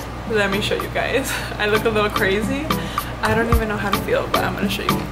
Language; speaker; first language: English; early bilingual, other home language; Spanish